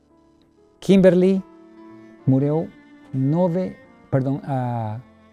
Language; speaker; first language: Portuguese; non-native, learner; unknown